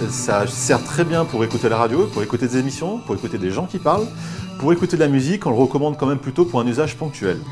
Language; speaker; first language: French; native; French